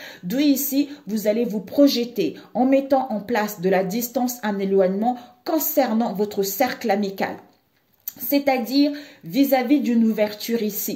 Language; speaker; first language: French; native; French